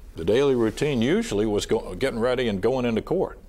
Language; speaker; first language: English; native; English